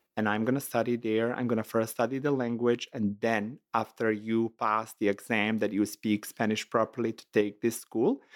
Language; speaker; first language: English; non-native, fluent; Serbian